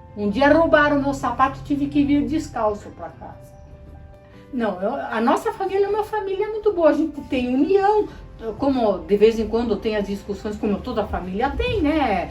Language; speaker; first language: Portuguese; early bilingual, other home language; Polish